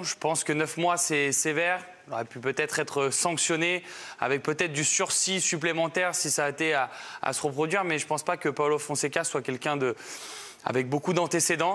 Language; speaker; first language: French; native; French